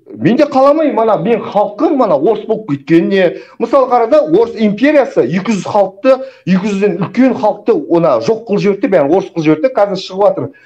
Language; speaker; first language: Kazakh; native; Kazakh